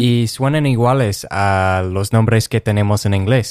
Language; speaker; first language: Spanish; non-native, fluent; English